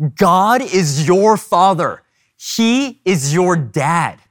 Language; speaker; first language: English; early bilingual, other home language; Korean